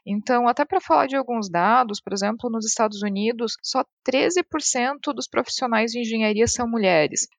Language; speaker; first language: Portuguese; native; Portuguese